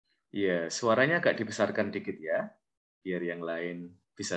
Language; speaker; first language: Indonesian; native; Indonesian